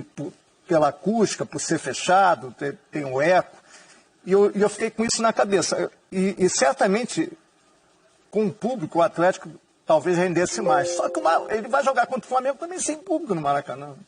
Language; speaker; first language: Portuguese; native; Portuguese